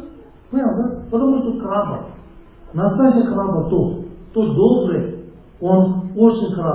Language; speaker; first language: Russian; non-native, learner; Tibetan